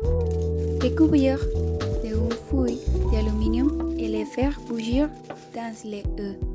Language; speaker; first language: French; non-native, learner; Spanish